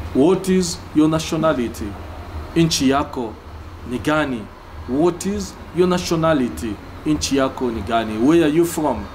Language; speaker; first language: English; non-native, fluent; Rundi